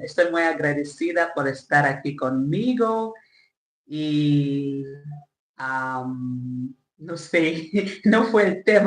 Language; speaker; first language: Spanish; non-native, learner; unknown